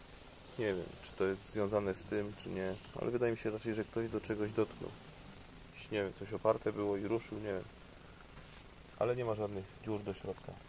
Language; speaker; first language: Polish; native; Polish